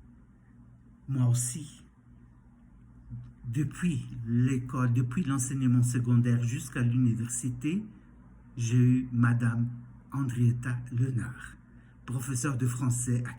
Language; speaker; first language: French; non-native, fluent; Portuguese